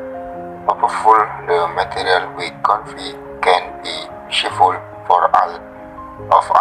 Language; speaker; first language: English; non-native, learner; Indonesian